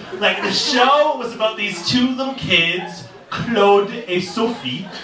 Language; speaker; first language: English; native; English